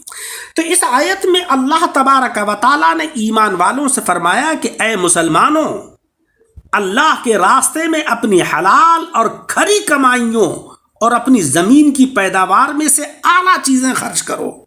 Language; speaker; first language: Urdu; native; Urdu